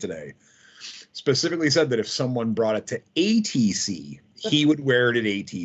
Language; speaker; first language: English; native; English